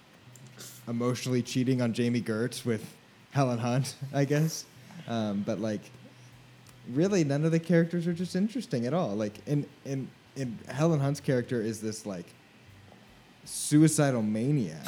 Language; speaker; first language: English; native; English